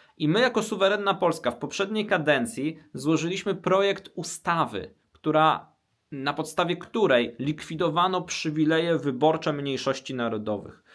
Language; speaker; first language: Polish; native; Polish